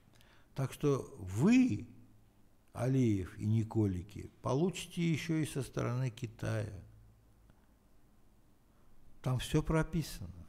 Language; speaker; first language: Russian; non-native, fluent; Armenian